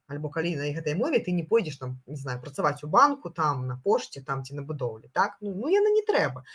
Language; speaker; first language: Belarusian; non-native, local second language; Russian